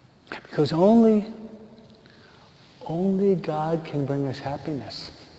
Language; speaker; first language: English; native; English